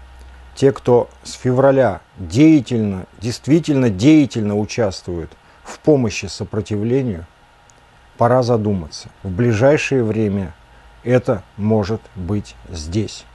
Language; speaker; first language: Russian; native; Russian